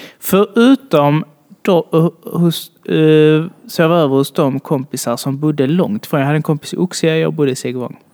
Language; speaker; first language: Swedish; early bilingual, other home language; Bangla